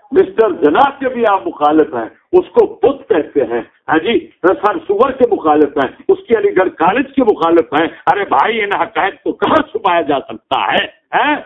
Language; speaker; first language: Urdu; non-native, local second language; Punjabi